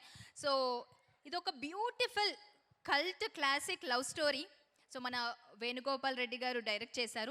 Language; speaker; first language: Telugu; native; Telugu